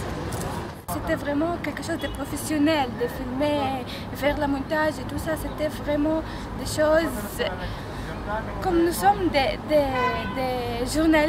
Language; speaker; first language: French; non-native, learner; Arabic